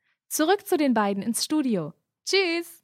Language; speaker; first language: German; native; German